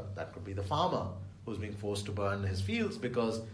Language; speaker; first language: English; non-native, local second language; Bangla